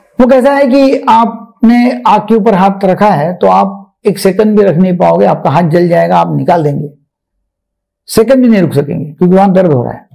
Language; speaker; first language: Hindi; non-native, local second language; Marathi